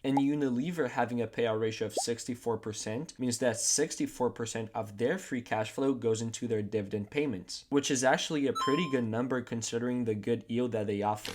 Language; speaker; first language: English; non-native, fluent; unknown